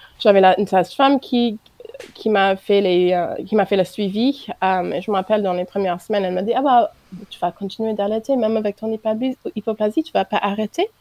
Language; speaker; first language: French; non-native, fluent; English